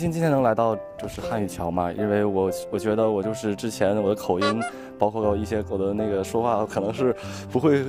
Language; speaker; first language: Chinese; non-native, fluent; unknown